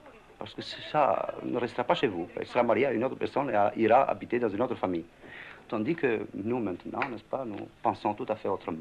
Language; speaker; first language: French; non-native, fluent; Albanian